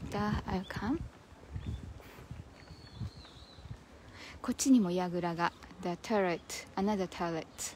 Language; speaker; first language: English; non-native, learner; Japanese